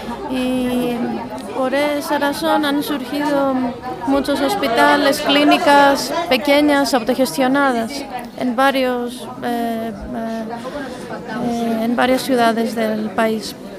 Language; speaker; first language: Spanish; non-native, fluent; Greek